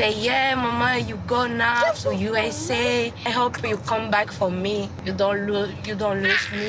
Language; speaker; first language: English; non-native, learner; French